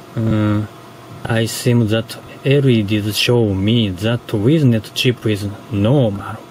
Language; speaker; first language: English; non-native, learner; Japanese